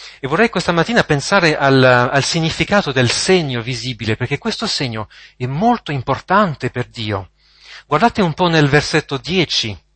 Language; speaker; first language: Italian; non-native, fluent; French